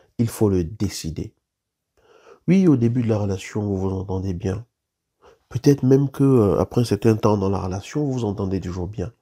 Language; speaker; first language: French; native; French